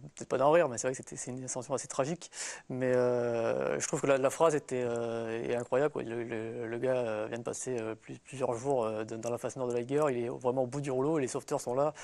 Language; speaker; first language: French; native; French